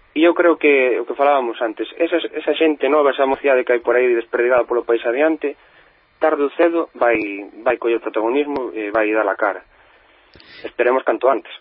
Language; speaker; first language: Galician; non-native, local second language; Spanish